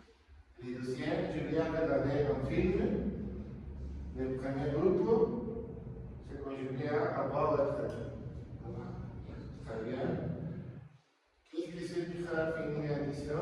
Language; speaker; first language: French; non-native, learner; Spanish